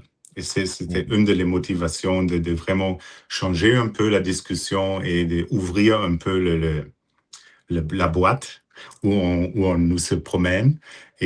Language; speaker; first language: French; non-native, fluent; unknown